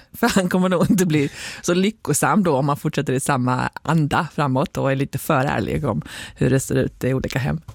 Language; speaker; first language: Swedish; native; Swedish